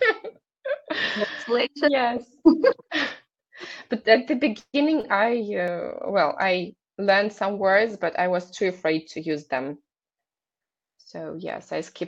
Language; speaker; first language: English; non-native, fluent; Russian